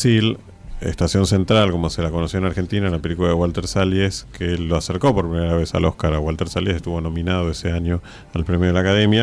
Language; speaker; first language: Spanish; native; Spanish